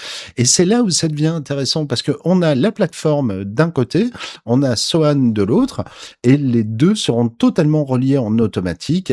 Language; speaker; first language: French; native; French